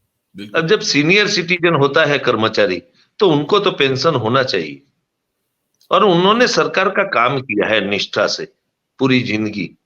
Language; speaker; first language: Hindi; non-native, local second language; Gujarati